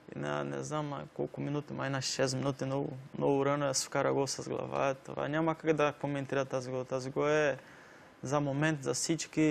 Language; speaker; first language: Bulgarian; non-native, learner; Portuguese